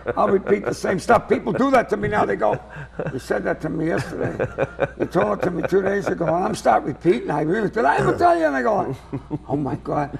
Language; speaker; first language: English; native; English